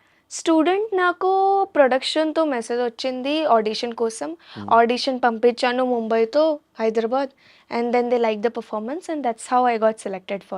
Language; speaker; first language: Telugu; non-native, learner; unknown